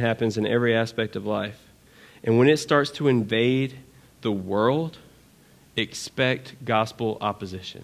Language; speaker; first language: English; native; English